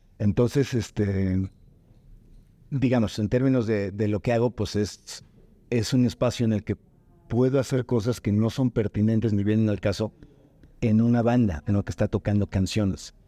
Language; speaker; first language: Spanish; native; Spanish